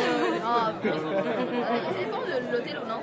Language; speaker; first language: French; non-native, local second language; Arabic